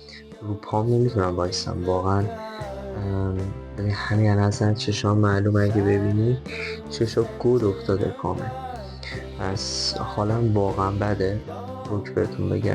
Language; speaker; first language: Persian; native; Persian